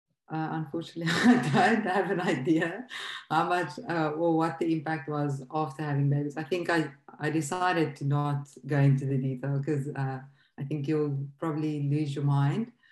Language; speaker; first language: English; non-native, local second language; Afrikaans